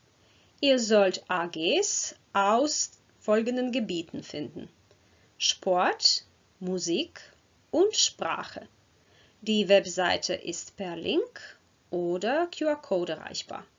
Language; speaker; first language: German; non-native, fluent; Croatian